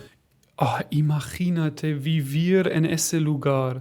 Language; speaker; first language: Spanish; non-native, fluent; German